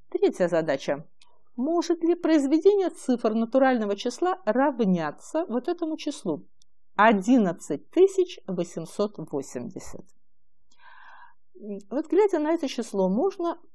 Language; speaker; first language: Russian; native; Russian